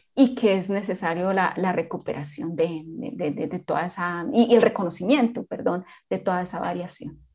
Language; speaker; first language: Spanish; native; Spanish